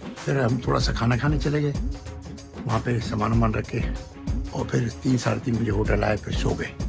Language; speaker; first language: Urdu; native; Urdu